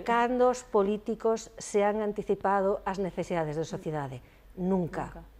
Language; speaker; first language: Galician; non-native, local second language; Spanish